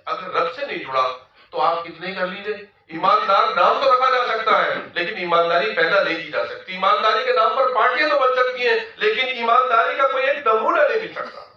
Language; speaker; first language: Urdu; native; Urdu